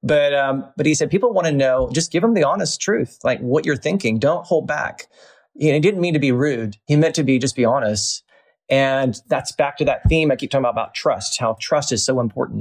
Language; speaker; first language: English; native; English